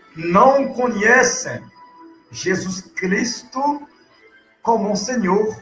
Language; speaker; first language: Portuguese; non-native, learner; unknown